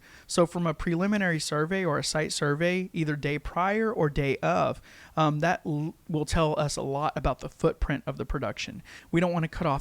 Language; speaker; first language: English; native; English